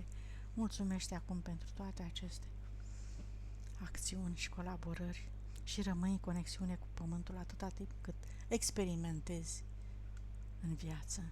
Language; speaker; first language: Romanian; native; Romanian